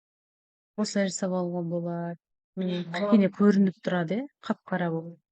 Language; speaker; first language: Kazakh; native; Kazakh